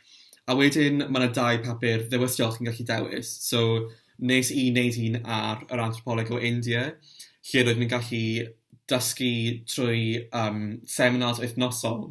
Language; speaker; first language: Welsh; non-native, local second language; English